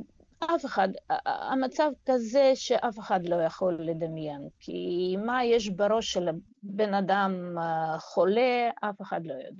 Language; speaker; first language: Hebrew; non-native, fluent; Russian